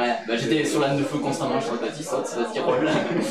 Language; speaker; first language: French; native; French